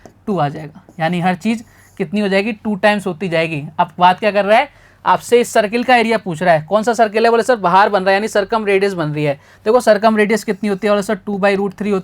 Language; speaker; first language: Hindi; native; Hindi